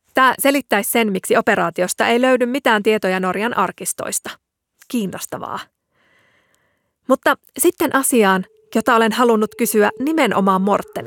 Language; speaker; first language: Finnish; native; Finnish